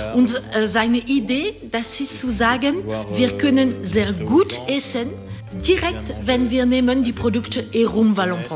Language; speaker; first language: German; non-native, fluent; French